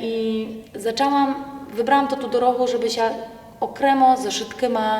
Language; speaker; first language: Polish; non-native, local second language; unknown